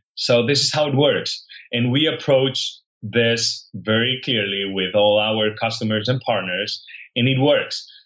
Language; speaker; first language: English; non-native, fluent; Spanish